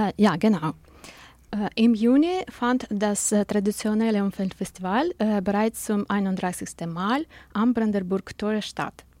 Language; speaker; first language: German; non-native, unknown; Ukrainian